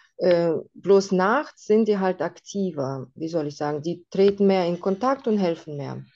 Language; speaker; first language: German; non-native, fluent; Russian